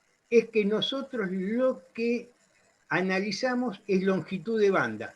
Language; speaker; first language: Spanish; native; Spanish